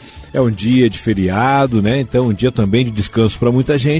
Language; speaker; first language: Portuguese; native; Portuguese